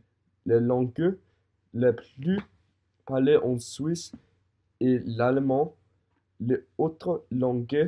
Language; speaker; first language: French; non-native, learner; Danish